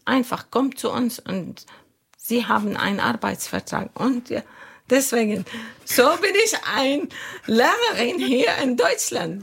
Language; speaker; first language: German; non-native, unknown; Arabic